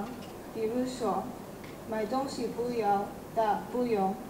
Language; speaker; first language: Chinese; non-native, learner; Indonesian